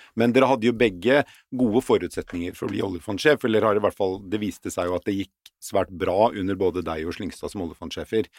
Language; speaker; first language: Norwegian; native; Norwegian